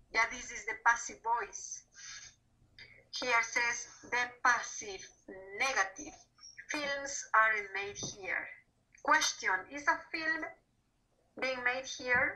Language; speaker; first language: English; non-native, fluent; Spanish